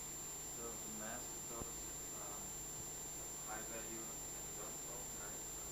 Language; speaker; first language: English; non-native, learner; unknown